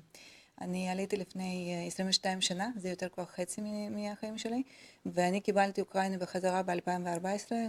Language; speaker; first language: Hebrew; non-native, fluent; Russian